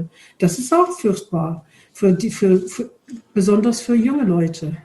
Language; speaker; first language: German; non-native, fluent; English